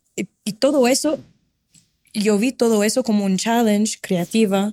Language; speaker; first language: Spanish; non-native, fluent; Portuguese